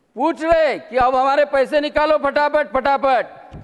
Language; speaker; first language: Hindi; non-native, local second language; Marathi